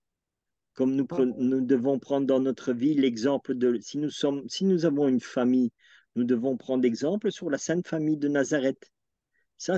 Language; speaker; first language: French; native; French